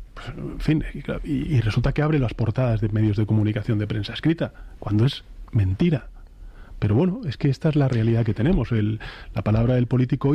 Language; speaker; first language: Spanish; native; Spanish